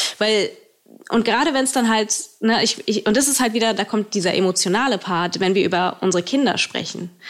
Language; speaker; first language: German; early bilingual, other home language; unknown